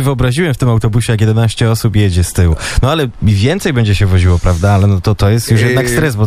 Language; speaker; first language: Polish; native; Polish